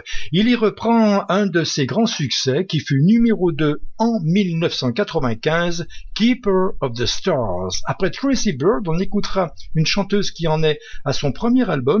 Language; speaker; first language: French; native; French